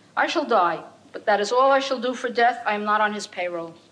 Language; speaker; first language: English; native; English